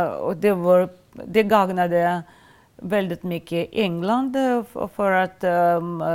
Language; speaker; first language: Swedish; non-native, fluent; Russian